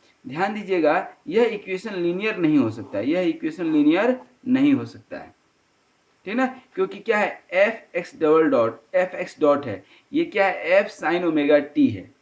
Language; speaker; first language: Hindi; native; Hindi